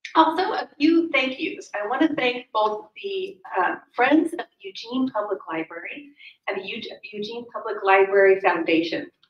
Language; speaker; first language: English; native; English